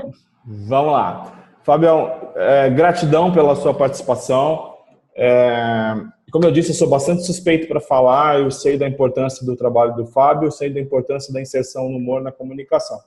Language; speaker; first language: Portuguese; native; Portuguese